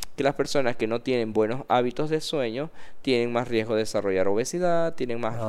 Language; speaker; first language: Spanish; native; Spanish